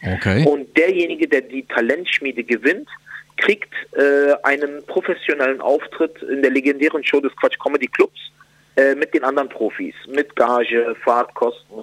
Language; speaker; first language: German; native; German